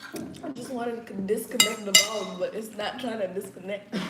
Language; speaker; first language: English; native; English